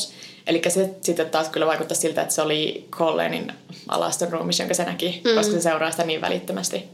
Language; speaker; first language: Finnish; native; Finnish